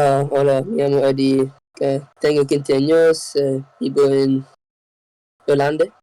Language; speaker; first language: Spanish; non-native, learner; English